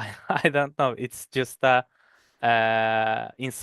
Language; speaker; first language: English; non-native, learner; Turkish